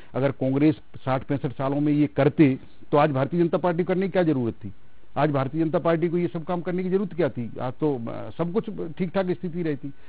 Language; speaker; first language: Hindi; native; Hindi